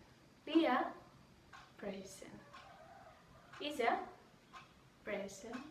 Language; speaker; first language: English; non-native, learner; Indonesian